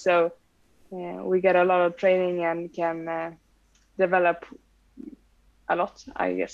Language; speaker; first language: English; non-native, fluent; Swedish